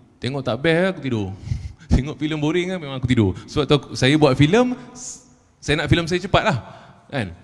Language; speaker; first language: Malay; native; Malay